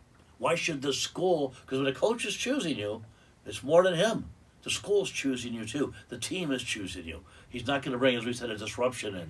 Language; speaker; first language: English; native; English